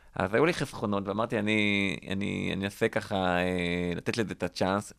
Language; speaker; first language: Hebrew; native; Hebrew